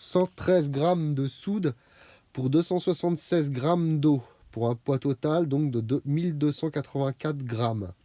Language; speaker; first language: French; native; French